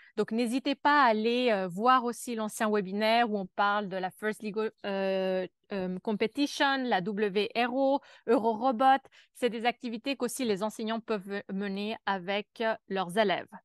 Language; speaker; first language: French; native; French